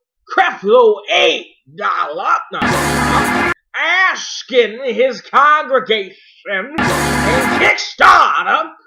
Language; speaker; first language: English; native; English